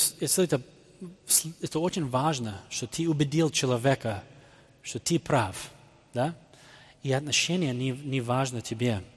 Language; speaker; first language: Russian; non-native, fluent; English